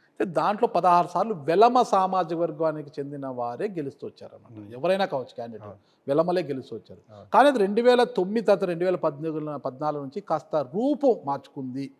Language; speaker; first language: Telugu; native; Telugu